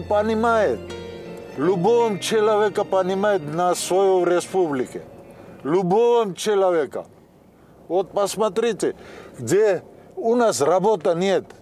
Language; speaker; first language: Russian; non-native, local second language; Georgian